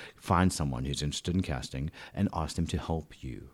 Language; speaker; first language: English; native; English